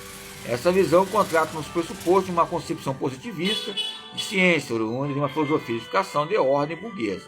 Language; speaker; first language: Portuguese; native; Portuguese